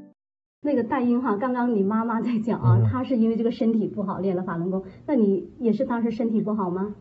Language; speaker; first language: Chinese; native; Chinese